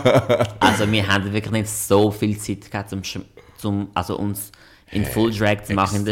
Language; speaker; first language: German; non-native, fluent; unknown